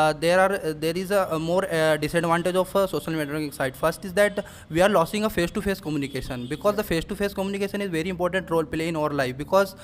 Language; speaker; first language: English; non-native, learner; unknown